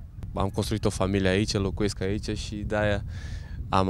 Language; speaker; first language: Romanian; non-native, fluent; Portuguese